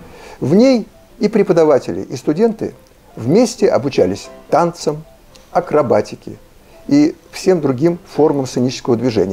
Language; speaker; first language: Russian; native; Russian